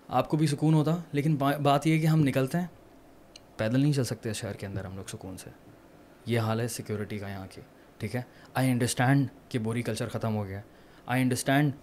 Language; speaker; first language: Urdu; native; Urdu